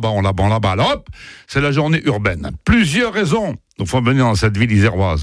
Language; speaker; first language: French; native; French